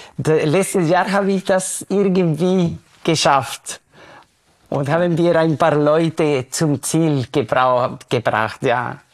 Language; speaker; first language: German; non-native, fluent; Spanish